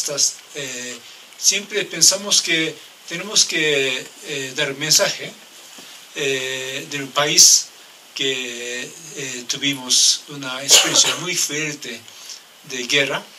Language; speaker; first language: Spanish; non-native, learner; Japanese